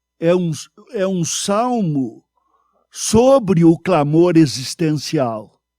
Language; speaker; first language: Portuguese; native; Portuguese